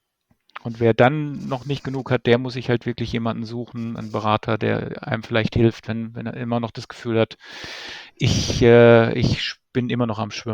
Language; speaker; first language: German; native; German